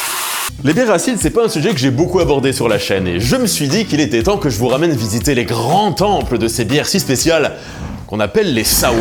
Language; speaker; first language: French; native; French